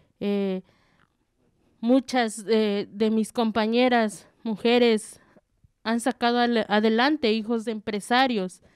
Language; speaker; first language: Spanish; native; Spanish